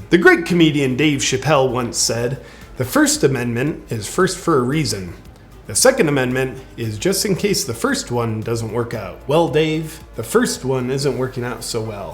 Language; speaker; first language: English; native; English